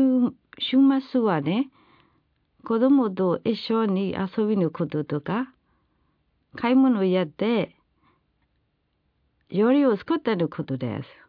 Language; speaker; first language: Japanese; non-native, learner; Burmese